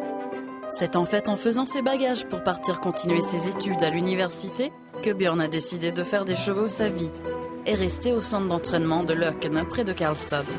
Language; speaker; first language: French; native; French